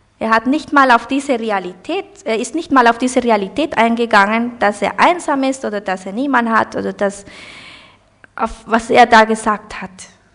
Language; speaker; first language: German; early bilingual, heritage; German